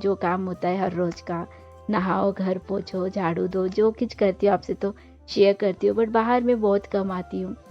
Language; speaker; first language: Hindi; non-native, local second language; Bangla